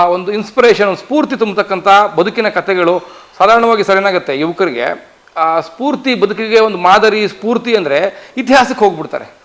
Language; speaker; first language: Kannada; native; Kannada